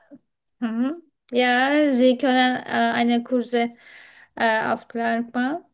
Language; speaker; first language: German; non-native, fluent; Turkish